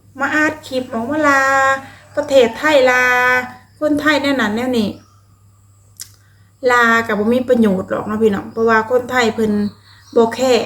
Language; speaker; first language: Thai; non-native, local second language; Lao